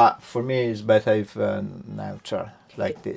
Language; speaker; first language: English; non-native, learner; Italian